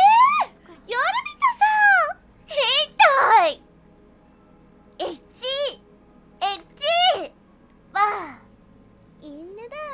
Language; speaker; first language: Japanese; non-native, learner; English